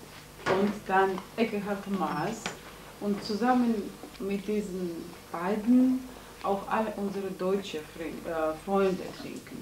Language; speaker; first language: German; non-native, fluent; Georgian